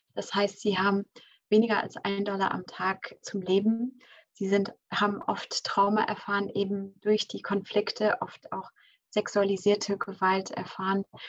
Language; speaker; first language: German; early bilingual, other home language; English